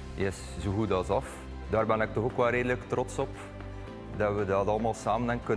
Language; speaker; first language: Dutch; native; Dutch